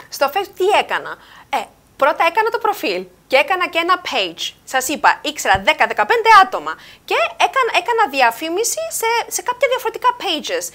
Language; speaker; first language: Greek; native; Greek